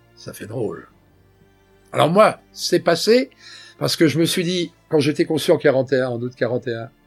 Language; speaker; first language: French; native; French